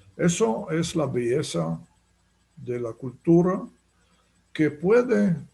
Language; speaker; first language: Spanish; non-native, fluent; Hebrew